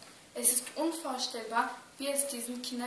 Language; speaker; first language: German; early bilingual, other home language; Turkish